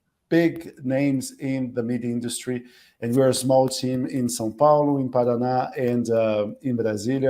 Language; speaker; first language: English; non-native, fluent; Portuguese